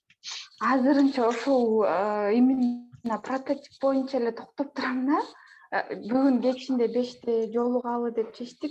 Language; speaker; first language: Kyrgyz; native; Kyrgyz